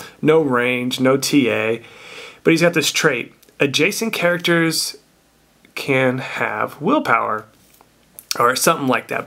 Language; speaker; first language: English; native; English